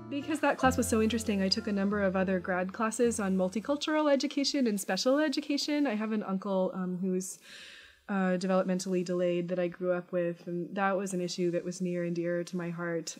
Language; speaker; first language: English; native; English